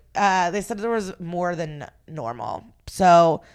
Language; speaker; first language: English; early bilingual, other home language; Russian